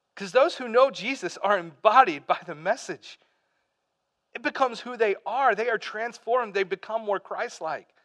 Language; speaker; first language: English; native; English